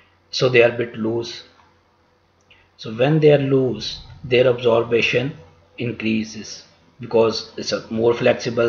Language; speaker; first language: English; non-native, local second language; Urdu